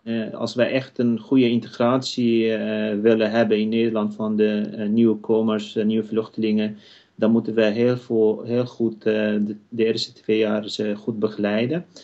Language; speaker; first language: Dutch; non-native, fluent; Kurdish